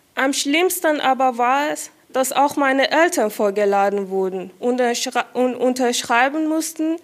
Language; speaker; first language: German; non-native, fluent; Persian